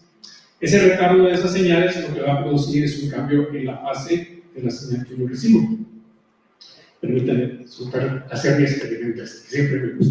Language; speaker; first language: Spanish; native; Spanish